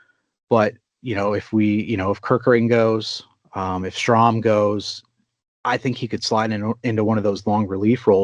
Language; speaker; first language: English; native; English